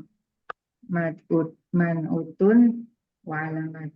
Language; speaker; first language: Arabic; non-native, learner; Indonesian